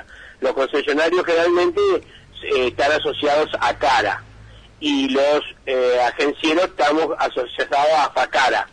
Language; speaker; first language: Spanish; native; Spanish